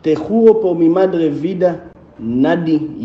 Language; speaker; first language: Spanish; non-native, learner; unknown